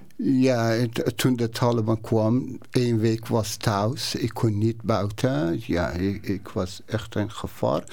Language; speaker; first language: Dutch; non-native, learner; Persian